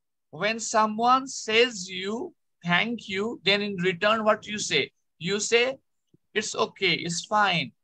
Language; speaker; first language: English; non-native, local second language; Bangla